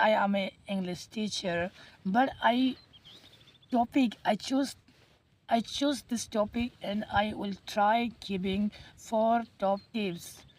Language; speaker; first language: English; non-native, learner; Hindi